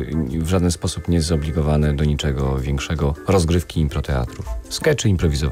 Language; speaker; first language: Polish; native; Polish